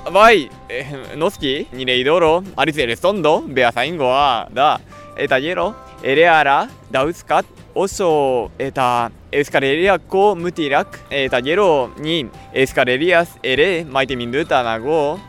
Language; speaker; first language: Basque; non-native, learner; Japanese